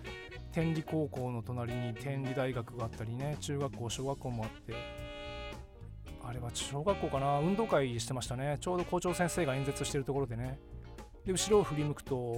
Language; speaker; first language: Japanese; native; Japanese